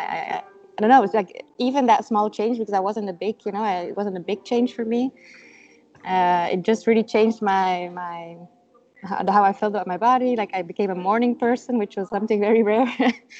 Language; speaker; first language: English; non-native, fluent; Dutch